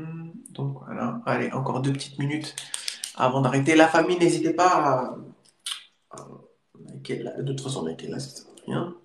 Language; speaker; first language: French; native; French